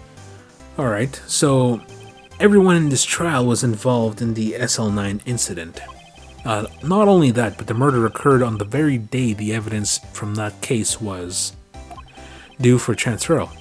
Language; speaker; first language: English; native; English